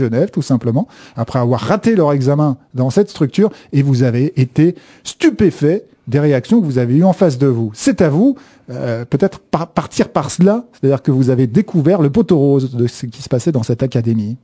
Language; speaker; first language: French; native; French